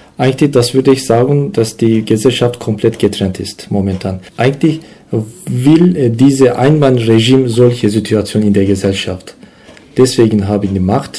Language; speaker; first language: German; non-native, learner; Turkish